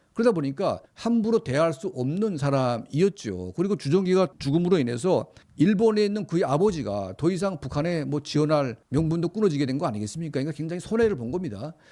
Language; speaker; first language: Korean; native; Korean